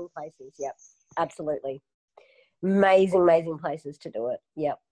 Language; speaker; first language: English; native; English